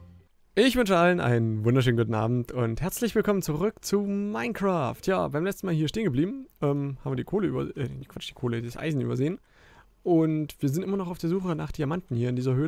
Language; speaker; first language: German; native; German